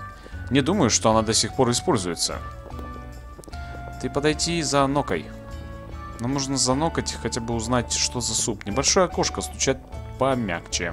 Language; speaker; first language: Russian; native; Russian